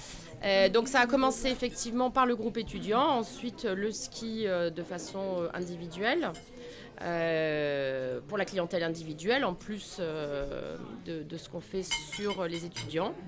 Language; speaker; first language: French; native; French